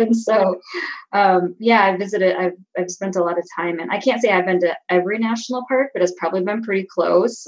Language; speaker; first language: English; native; English